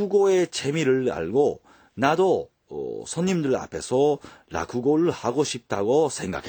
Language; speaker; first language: Korean; non-native, fluent; Japanese